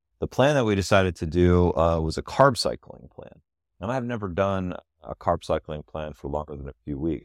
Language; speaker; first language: English; native; English